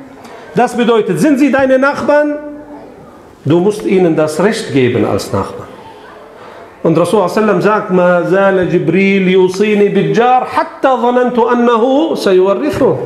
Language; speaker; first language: German; non-native, fluent; Arabic